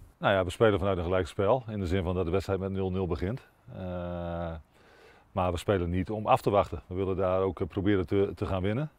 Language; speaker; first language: Dutch; native; Dutch